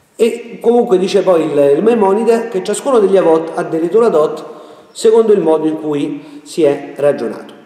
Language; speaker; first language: Italian; native; Italian